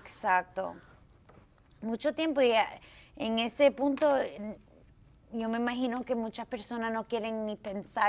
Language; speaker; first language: Spanish; early bilingual, heritage; English